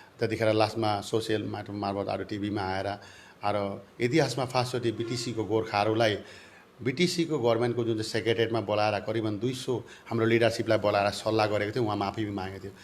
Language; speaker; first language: Nepali; native; Nepali